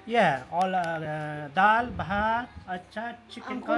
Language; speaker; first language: English; non-native, learner; Nepali